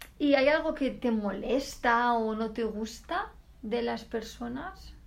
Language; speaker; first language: Spanish; native; Spanish